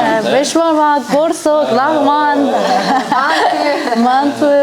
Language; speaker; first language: Kyrgyz; early bilingual, heritage; German